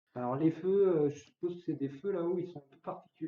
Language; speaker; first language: French; native; French